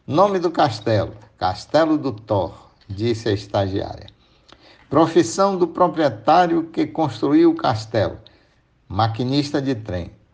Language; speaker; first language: Portuguese; native; Portuguese